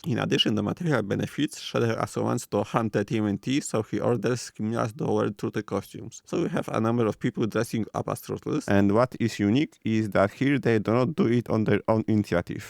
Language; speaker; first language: English; non-native, fluent; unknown